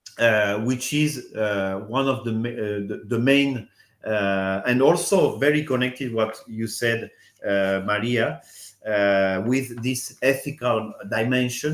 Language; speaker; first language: English; non-native, fluent; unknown